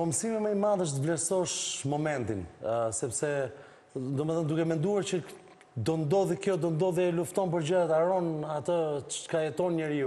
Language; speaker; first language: Albanian; native; Albanian